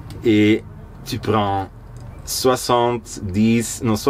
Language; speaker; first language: French; non-native, local second language; Dutch